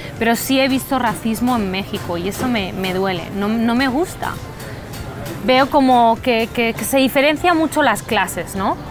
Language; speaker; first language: Spanish; native; Spanish